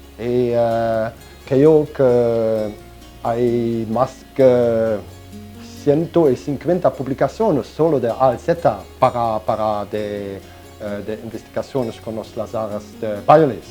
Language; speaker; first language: Spanish; non-native, fluent; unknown